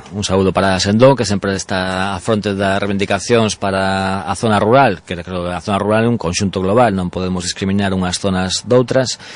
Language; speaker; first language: Galician; native; Galician